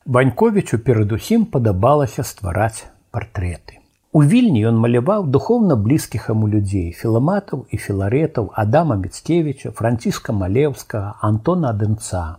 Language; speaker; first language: Belarusian; native; Belarusian